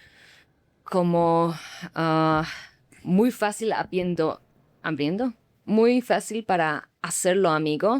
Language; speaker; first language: Spanish; non-native, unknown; Slovak